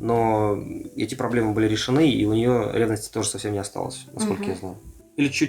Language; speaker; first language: Russian; native; Russian